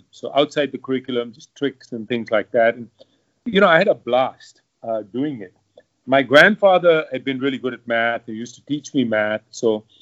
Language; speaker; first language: English; non-native, local second language; Hindi